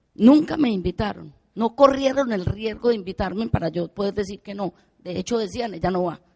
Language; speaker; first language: Spanish; native; Spanish